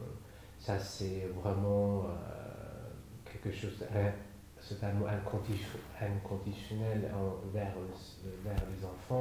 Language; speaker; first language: French; non-native, fluent; Chinese